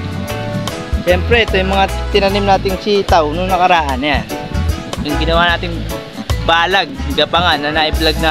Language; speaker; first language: Filipino; native; Filipino